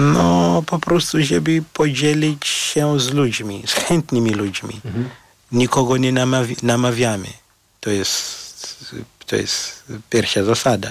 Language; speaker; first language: Polish; non-native, fluent; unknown